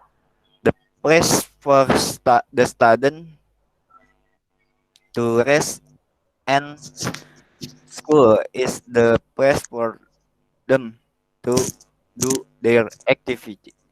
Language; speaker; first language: English; non-native, learner; Indonesian